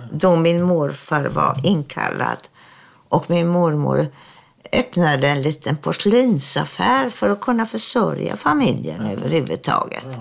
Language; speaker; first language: Swedish; early bilingual, other home language; German